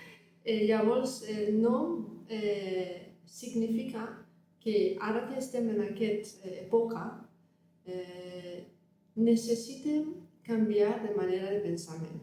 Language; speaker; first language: Catalan; non-native, learner; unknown